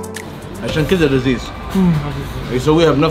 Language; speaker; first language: Arabic; native; Arabic